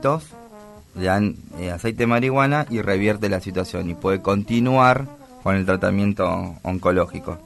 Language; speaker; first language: Spanish; native; Spanish